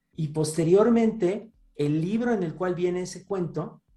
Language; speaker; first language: Spanish; native; Spanish